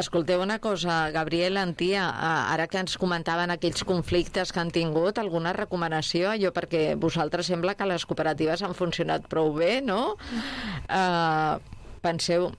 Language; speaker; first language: Catalan; native; Catalan